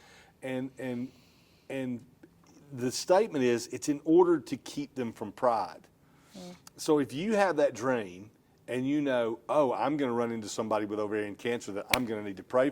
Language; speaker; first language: English; native; English